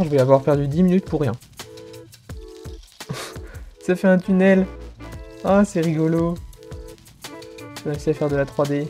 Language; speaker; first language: French; native; French